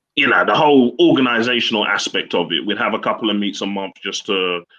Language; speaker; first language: English; native; English